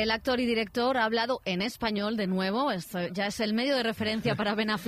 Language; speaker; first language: Spanish; native; Spanish